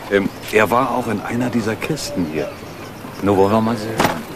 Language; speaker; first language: German; native; German